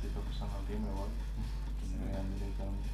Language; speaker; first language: Spanish; native; Spanish